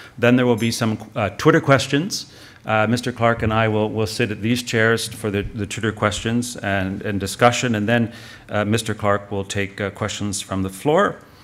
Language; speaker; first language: English; native; English